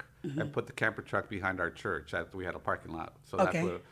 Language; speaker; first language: English; early bilingual, other home language; Spanish